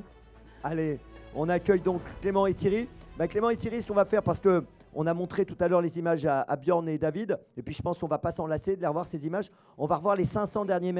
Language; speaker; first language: French; native; French